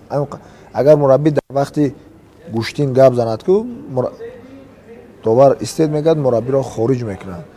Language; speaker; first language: Tajik; native; Tajik